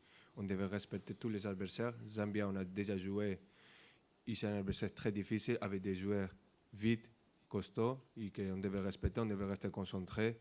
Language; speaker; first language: French; non-native, fluent; Spanish